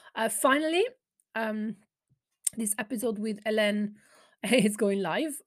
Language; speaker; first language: English; non-native, fluent; Italian